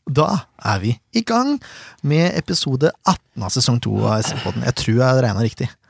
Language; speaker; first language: Norwegian; native; Norwegian